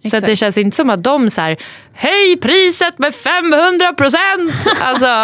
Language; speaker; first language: Swedish; native; Swedish